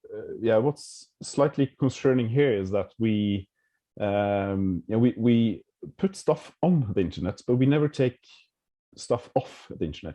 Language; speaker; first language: English; non-native, fluent; Norwegian